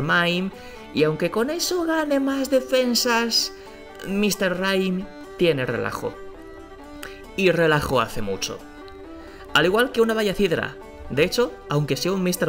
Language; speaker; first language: Spanish; native; Spanish